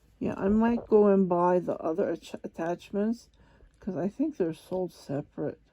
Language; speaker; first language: English; non-native, fluent; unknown